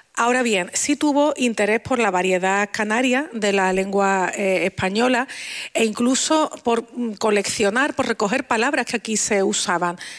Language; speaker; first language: Spanish; native; Spanish